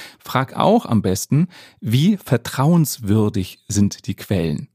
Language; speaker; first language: German; native; German